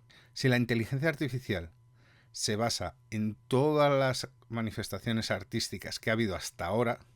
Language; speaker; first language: Spanish; native; Spanish